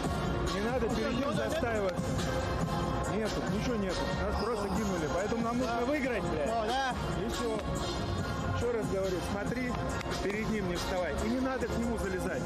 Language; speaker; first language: Russian; native; Russian